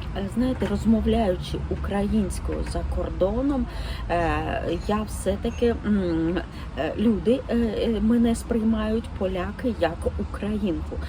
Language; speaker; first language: Ukrainian; non-native, local second language; Russian